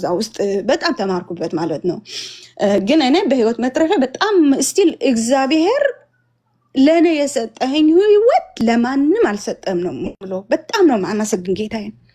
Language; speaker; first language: Amharic; non-native, fluent; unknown